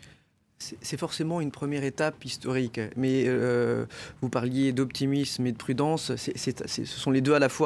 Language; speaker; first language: French; native; French